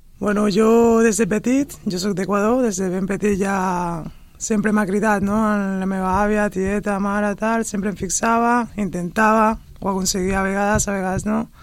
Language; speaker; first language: Catalan; non-native, fluent; Spanish